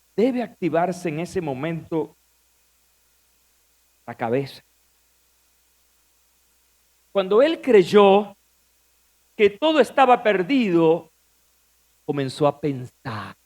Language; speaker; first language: Spanish; native; Spanish